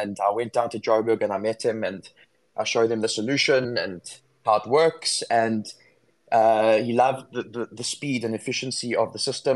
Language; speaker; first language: English; native; English